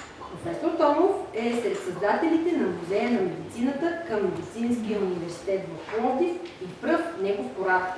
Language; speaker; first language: Bulgarian; native; Bulgarian